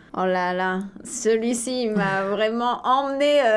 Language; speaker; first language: French; native; French